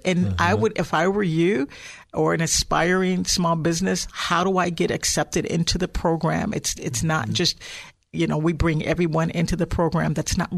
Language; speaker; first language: English; native; English